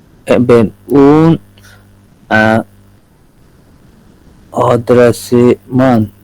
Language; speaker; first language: Persian; non-native, learner; Urdu